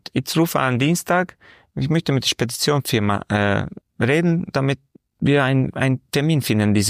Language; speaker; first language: German; non-native, learner; Romanian